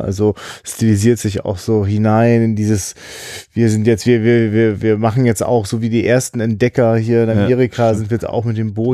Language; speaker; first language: German; native; German